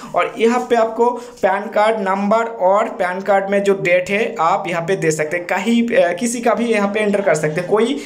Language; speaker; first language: Hindi; non-native, local second language; Bangla